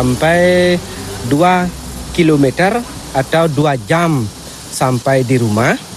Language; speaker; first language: Indonesian; non-native, local second language; Balinese